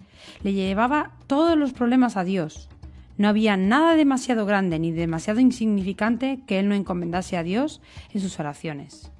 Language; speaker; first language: Spanish; native; Spanish